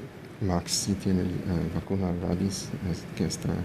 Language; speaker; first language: Spanish; early bilingual, heritage; English